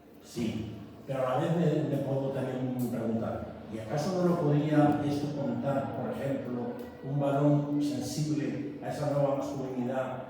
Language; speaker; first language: Spanish; native; Spanish